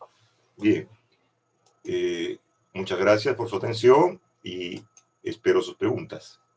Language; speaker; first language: Spanish; native; Spanish